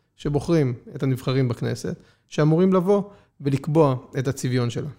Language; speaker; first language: Hebrew; native; Hebrew